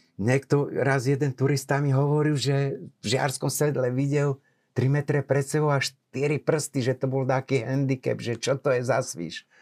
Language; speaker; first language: Slovak; native; Slovak